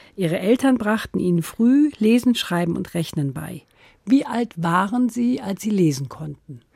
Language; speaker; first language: German; native; German